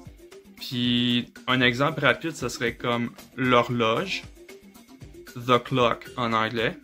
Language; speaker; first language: French; native; French